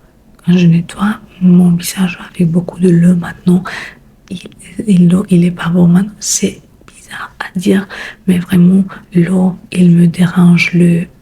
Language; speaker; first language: French; non-native, learner; Spanish